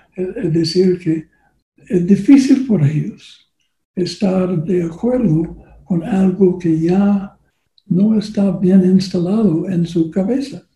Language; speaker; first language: Spanish; non-native, learner; English